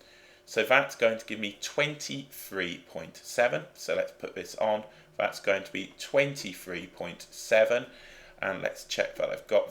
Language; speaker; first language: English; native; English